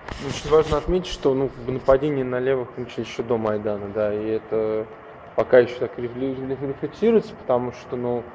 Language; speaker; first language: Russian; native; Russian